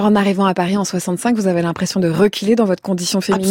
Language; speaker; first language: French; native; French